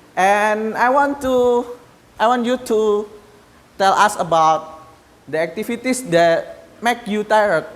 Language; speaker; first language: English; non-native, learner; Indonesian